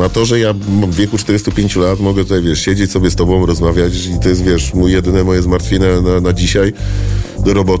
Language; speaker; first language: Polish; native; Polish